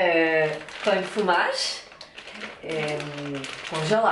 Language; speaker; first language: Portuguese; native; Portuguese